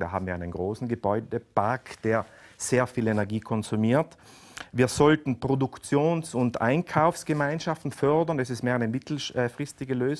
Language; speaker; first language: German; native; German